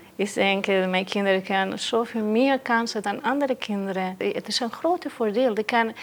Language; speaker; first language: Dutch; non-native, learner; Spanish